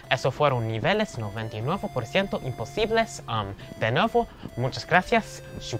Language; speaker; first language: Spanish; non-native, learner; English